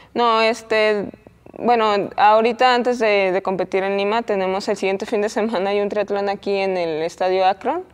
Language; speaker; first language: Spanish; native; Spanish